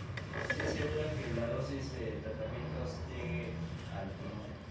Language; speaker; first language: Spanish; native; Spanish